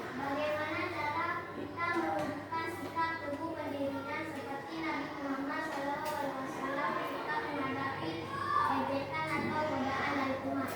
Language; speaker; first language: Indonesian; native; Indonesian